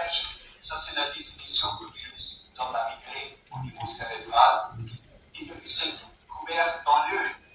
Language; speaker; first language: French; non-native, fluent; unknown